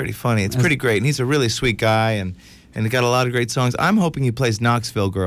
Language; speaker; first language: English; native; English